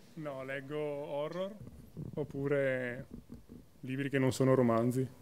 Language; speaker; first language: Italian; native; Italian